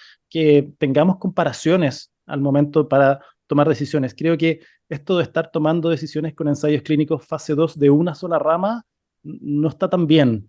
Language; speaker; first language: Spanish; native; Spanish